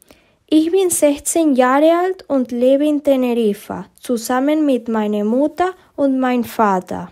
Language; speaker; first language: German; early bilingual, heritage; German